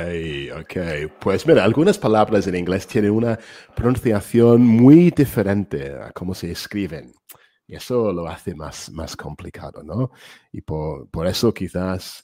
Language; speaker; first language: Spanish; non-native, fluent; English